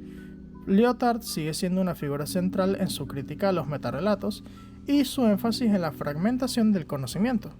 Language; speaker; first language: Spanish; native; Spanish